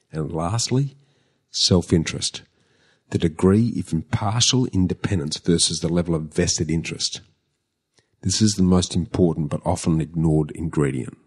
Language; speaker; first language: English; native; English